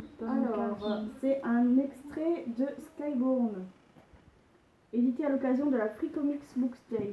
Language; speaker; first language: French; native; French